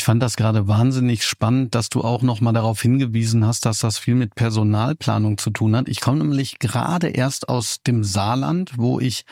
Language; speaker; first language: German; native; German